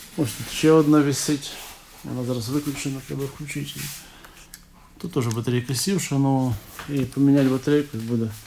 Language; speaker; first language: Ukrainian; native; Ukrainian